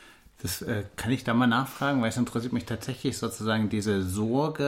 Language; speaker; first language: German; native; German